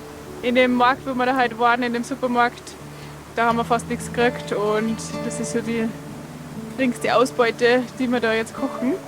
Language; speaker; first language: German; native; German